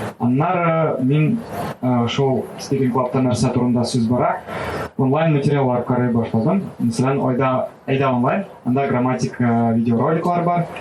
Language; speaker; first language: Tatar; non-native, local second language; Russian